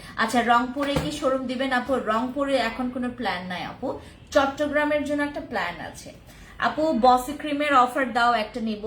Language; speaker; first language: Bangla; non-native, local second language; Khasi